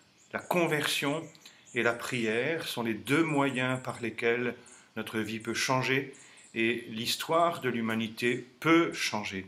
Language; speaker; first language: French; native; French